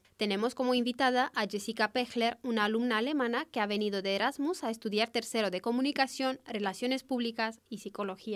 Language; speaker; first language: Spanish; native; Spanish